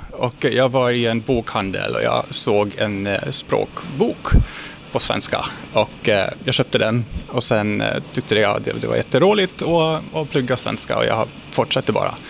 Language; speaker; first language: Swedish; non-native, fluent; Hungarian